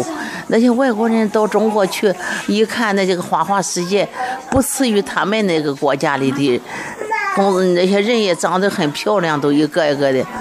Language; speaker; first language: Chinese; native; Chinese